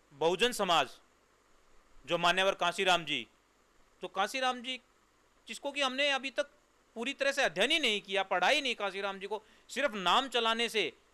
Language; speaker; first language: Hindi; non-native, local second language; Punjabi